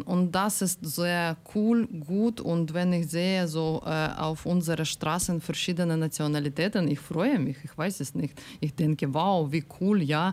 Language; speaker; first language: German; non-native, learner; Ukrainian